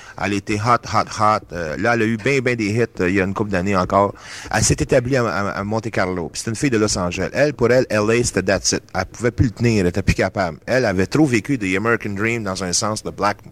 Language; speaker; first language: French; native; French